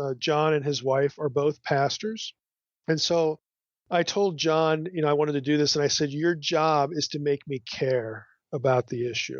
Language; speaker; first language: English; native; English